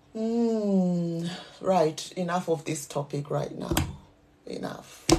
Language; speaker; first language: English; non-native, local second language; Nyanja